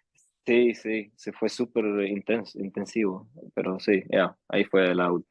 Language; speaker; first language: Spanish; early bilingual, heritage; Swedish